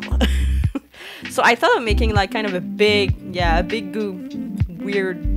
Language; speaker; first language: English; non-native, fluent; French